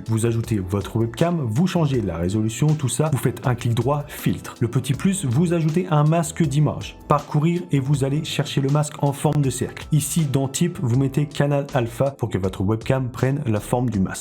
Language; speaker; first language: French; native; French